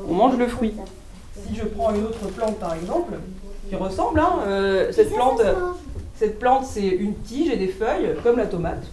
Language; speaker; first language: French; native; French